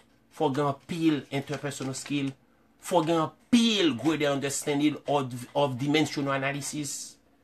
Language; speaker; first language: English; non-native, fluent; Haitian Creole